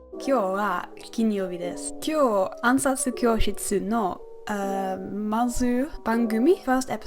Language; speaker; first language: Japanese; non-native, learner; English